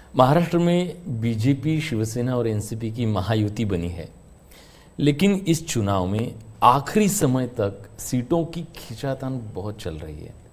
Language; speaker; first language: Hindi; non-native, local second language; Marathi